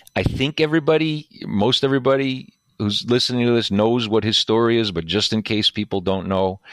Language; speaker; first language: English; native; English